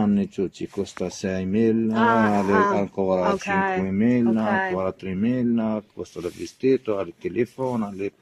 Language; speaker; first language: Italian; non-native, learner; Arabic